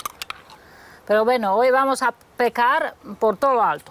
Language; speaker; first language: Spanish; non-native, fluent; Romanian